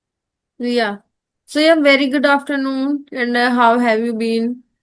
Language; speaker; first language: English; non-native, learner; Hindi